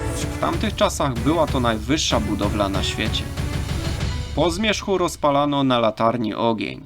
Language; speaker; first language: Polish; native; Polish